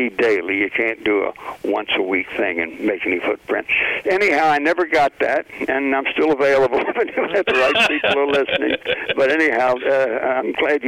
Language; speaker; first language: English; native; English